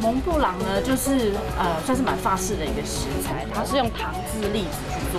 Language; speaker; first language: Chinese; native; Chinese